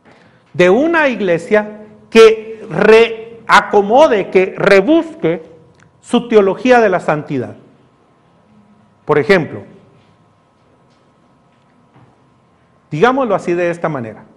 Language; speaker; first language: Spanish; native; Spanish